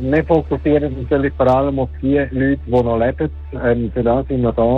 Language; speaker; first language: German; native; German